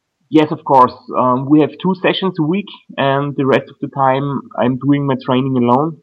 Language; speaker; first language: English; non-native, fluent; German